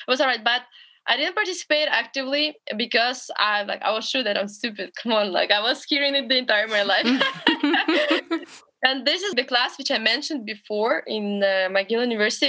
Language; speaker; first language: English; non-native, fluent; Russian